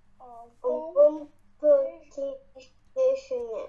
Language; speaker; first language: French; non-native, learner; Chinese